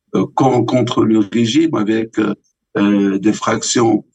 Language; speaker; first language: French; non-native, local second language; Arabic